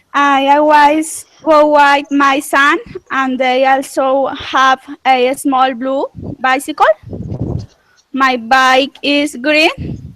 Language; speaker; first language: English; non-native, learner; Spanish